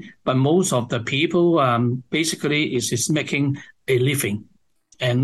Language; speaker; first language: English; non-native, local second language; Cantonese